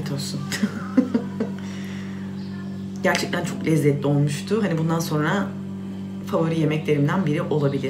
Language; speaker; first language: Turkish; native; Turkish